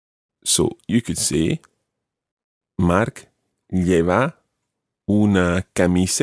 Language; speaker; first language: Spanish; non-native, fluent; English